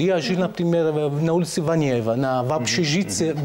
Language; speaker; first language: Russian; non-native, fluent; Italian